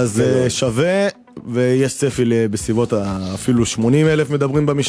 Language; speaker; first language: Hebrew; native; Hebrew